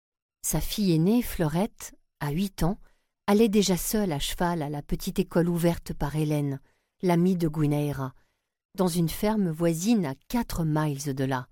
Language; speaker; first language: French; native; French